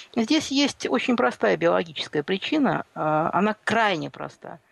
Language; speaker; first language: Russian; native; Russian